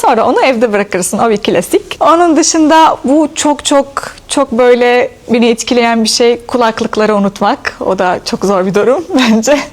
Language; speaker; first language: Turkish; non-native, fluent; Arabic